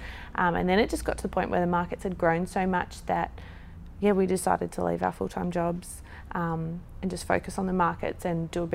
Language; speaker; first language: English; native; English